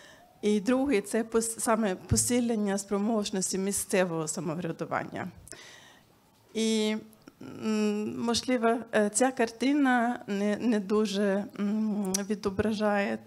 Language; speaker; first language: Ukrainian; non-native, fluent; Swedish